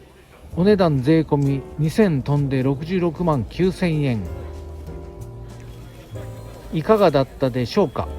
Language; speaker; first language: Japanese; native; Japanese